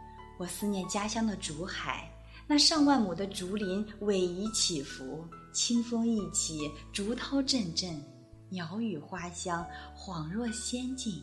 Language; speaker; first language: Chinese; native; Chinese